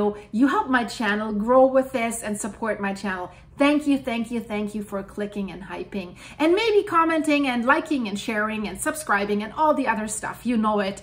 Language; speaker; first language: English; non-native, fluent; German